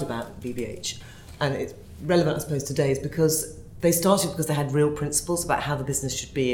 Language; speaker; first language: English; native; English